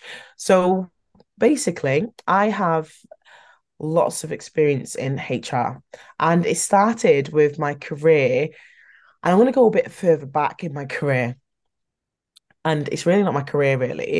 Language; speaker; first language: English; native; English